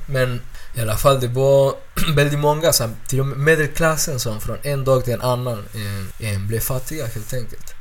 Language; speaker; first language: Swedish; non-native, fluent; Spanish